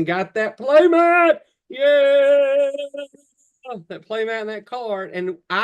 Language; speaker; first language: English; native; English